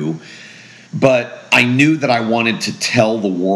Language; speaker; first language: English; native; English